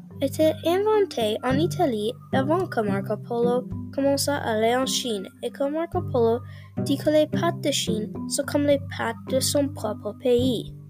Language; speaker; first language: French; non-native, learner; English